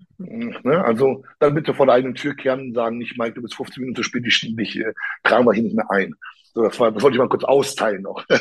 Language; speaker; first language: German; early bilingual, other home language; Polish